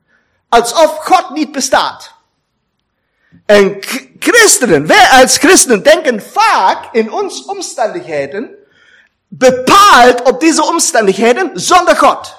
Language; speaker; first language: Dutch; non-native, fluent; German